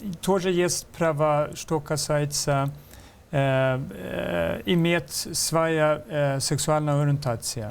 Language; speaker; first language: Russian; non-native, fluent; Swedish